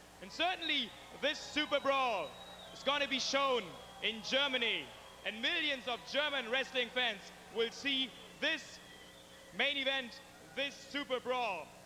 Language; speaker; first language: English; non-native, fluent; German